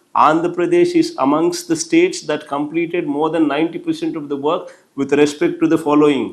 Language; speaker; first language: English; non-native, local second language; Telugu